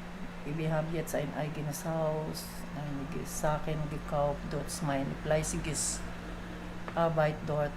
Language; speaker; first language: German; non-native, learner; Filipino